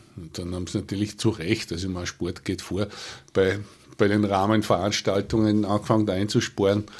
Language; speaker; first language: German; native; German